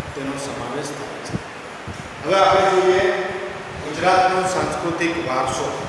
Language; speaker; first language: Gujarati; native; Gujarati